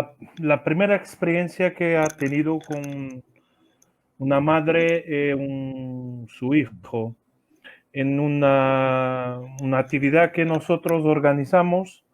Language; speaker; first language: Spanish; non-native, learner; Portuguese